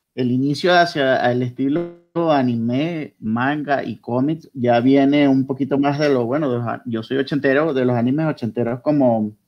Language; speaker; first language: Spanish; native; Spanish